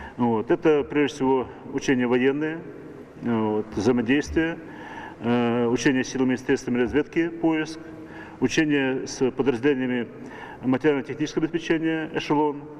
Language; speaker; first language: Russian; native; Russian